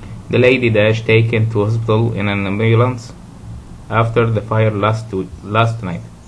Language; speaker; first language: English; non-native, fluent; Arabic